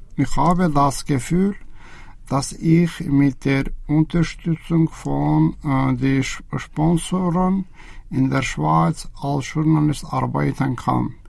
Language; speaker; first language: German; non-native, learner; Azerbaijani